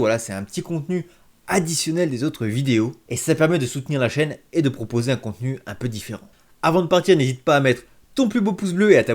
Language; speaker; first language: French; native; French